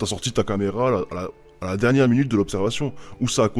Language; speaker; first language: French; native; French